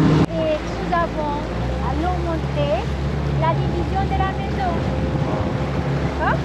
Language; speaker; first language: French; non-native, learner; Portuguese